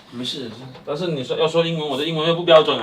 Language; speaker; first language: Chinese; native; Chinese